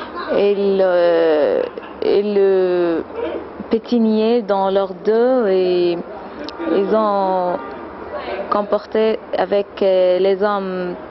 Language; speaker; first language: French; non-native, fluent; Arabic